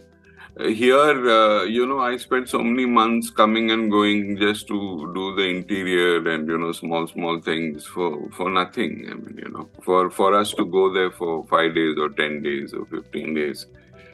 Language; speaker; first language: English; non-native, local second language; Malayalam